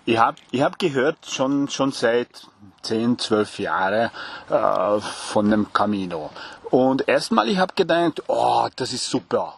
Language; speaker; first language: German; non-native, learner; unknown